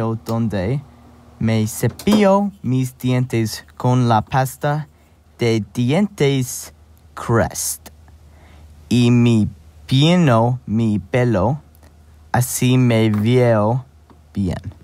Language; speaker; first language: Spanish; non-native, learner; English